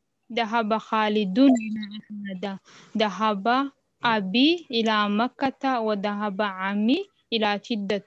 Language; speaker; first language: Arabic; non-native, learner; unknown